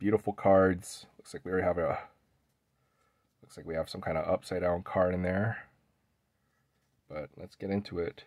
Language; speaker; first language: English; native; English